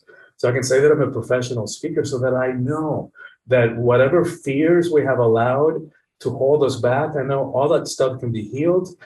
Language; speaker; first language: English; early bilingual, other home language; Spanish